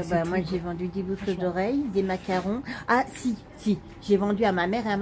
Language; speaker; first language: French; native; French